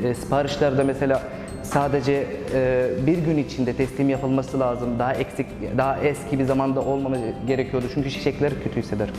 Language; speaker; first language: Turkish; non-native, learner; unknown